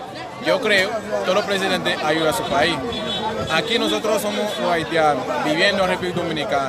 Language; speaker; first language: Spanish; non-native, fluent; Haitian Creole